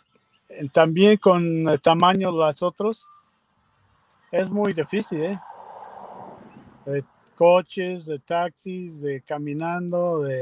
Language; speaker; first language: Spanish; non-native, learner; English